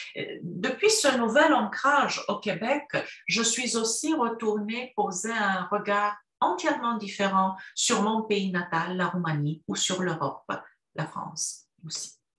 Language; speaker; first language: French; non-native, fluent; Romanian